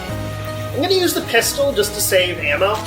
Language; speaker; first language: English; native; English